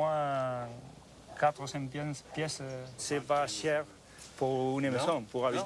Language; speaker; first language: French; non-native, fluent; Spanish